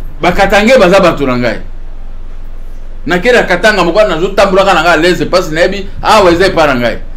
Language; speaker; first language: Lingala; native; Lingala